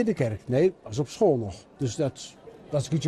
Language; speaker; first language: Dutch; native; Dutch